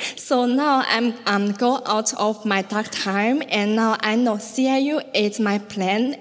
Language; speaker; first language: English; non-native, learner; Chinese